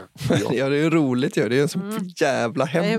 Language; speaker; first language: Swedish; native; Swedish